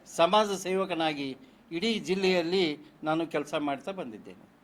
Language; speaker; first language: Kannada; non-native, local second language; Urdu